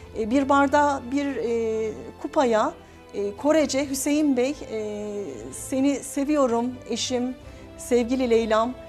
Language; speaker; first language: Turkish; native; Turkish